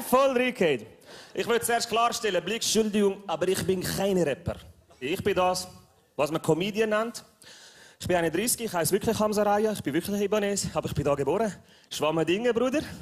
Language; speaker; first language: German; early bilingual, other home language; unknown